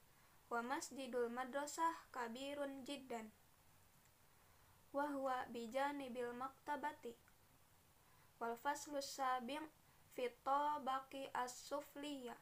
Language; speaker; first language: Arabic; non-native, learner; Indonesian